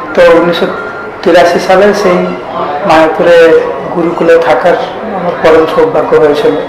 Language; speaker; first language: Bangla; native; Bangla